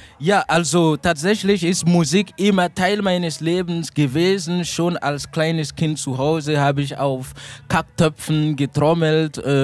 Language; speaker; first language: German; non-native, fluent; Mossi